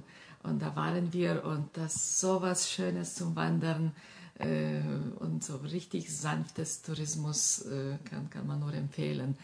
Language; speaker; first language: German; non-native, fluent; Lithuanian